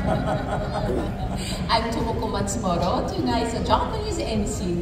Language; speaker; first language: English; non-native, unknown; Japanese